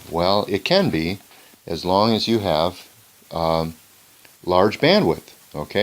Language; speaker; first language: English; native; English